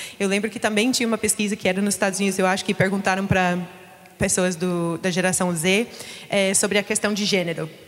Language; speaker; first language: Portuguese; non-native, fluent; English